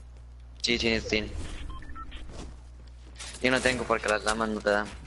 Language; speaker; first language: Spanish; early bilingual, heritage; Spanish